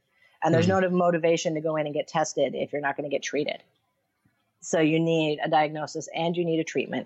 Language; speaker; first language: English; native; English